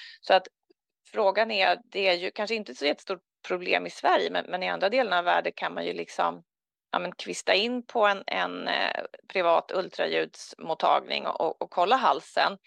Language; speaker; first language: Swedish; native; Swedish